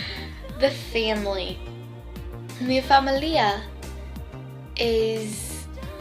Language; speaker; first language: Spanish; non-native, learner; English